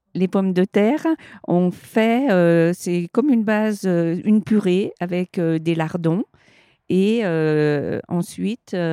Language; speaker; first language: French; native; French